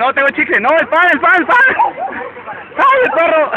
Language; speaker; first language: Spanish; native; Spanish